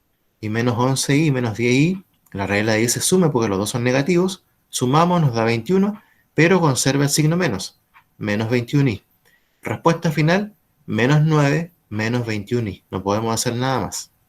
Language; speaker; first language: Spanish; native; Spanish